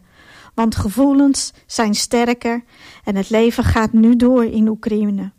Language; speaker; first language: Dutch; non-native, fluent; Ukrainian